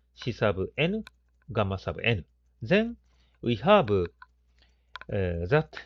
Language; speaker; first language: English; non-native, fluent; Japanese